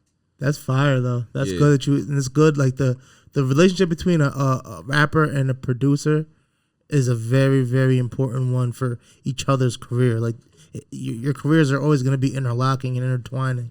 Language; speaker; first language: English; native; English